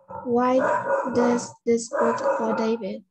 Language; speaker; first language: English; non-native, learner; Vietnamese